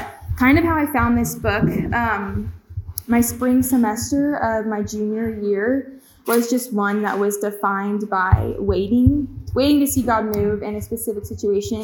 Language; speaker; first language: English; native; English